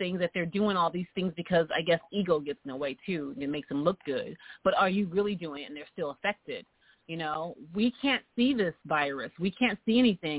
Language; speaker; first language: English; native; English